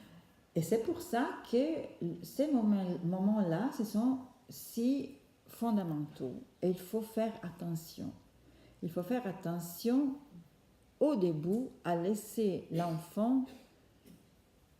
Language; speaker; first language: French; non-native, fluent; Italian